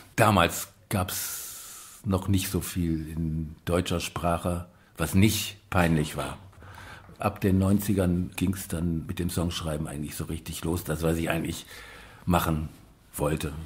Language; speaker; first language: German; native; German